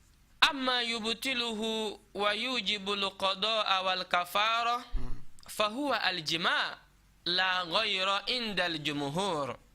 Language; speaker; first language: Arabic; non-native, fluent; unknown